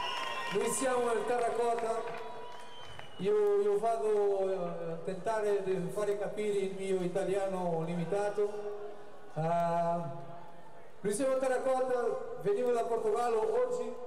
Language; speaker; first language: Italian; non-native, learner; Portuguese